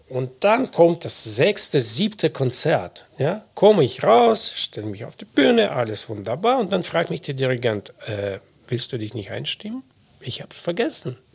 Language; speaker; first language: German; non-native, fluent; Russian